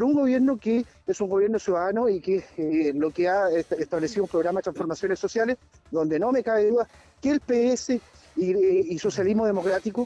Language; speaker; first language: Spanish; native; Spanish